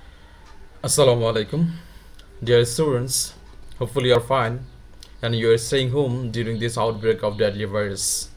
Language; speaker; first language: English; non-native, fluent; Bangla